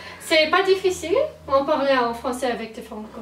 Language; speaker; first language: French; non-native, learner; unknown